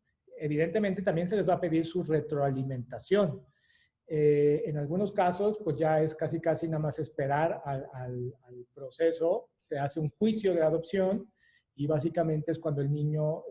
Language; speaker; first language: Spanish; native; Spanish